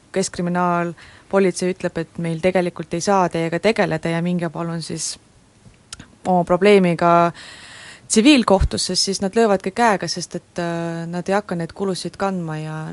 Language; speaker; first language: Estonian; non-native, local second language; Russian